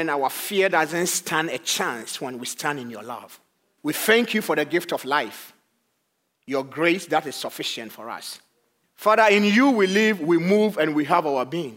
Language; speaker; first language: English; non-native, local second language; Akan